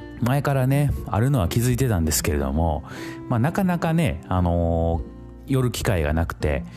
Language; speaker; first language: Japanese; native; Japanese